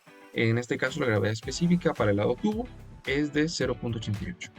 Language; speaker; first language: Spanish; native; Spanish